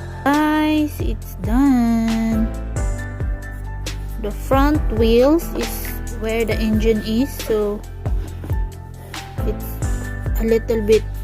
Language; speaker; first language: English; non-native, local second language; Filipino